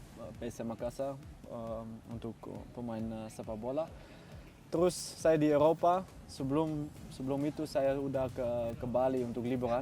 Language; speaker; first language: Indonesian; non-native, fluent; Dutch